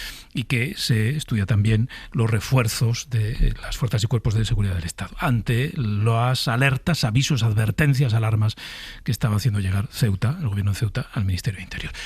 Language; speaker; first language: Spanish; native; Spanish